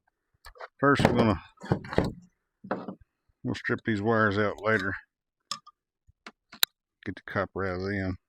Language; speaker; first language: English; native; English